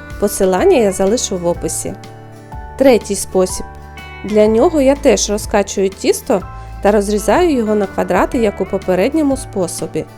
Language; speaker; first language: Ukrainian; native; Ukrainian